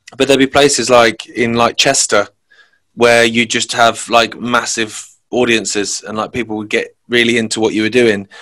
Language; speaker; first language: English; native; English